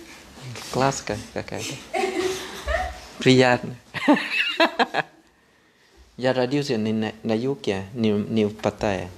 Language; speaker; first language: Russian; non-native, fluent; Thai